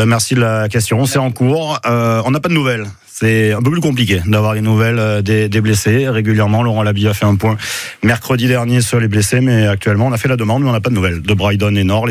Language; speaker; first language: French; native; French